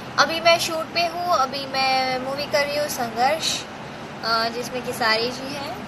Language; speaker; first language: Hindi; non-native, local second language; Gujarati